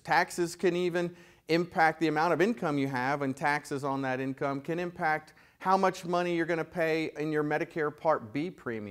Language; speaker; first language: English; native; English